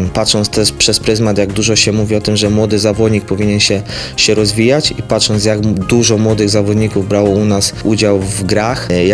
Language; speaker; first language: Polish; native; Polish